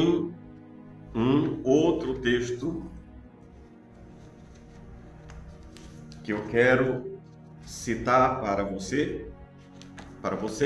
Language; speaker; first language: Portuguese; native; Portuguese